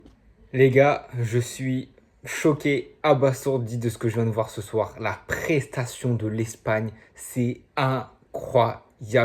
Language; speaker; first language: French; native; French